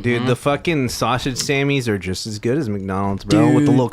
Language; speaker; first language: English; native; English